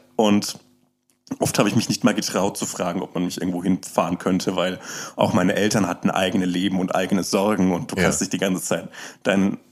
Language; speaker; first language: German; native; German